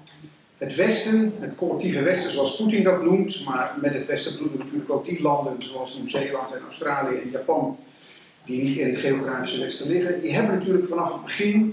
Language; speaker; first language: Dutch; native; Dutch